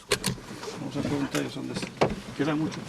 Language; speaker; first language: Spanish; native; Spanish